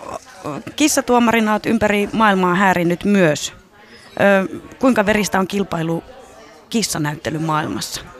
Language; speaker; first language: Finnish; native; Finnish